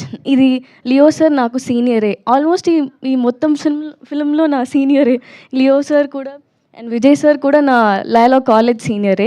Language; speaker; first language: Telugu; non-native, learner; Tamil